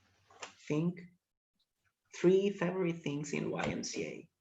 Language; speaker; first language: English; non-native, fluent; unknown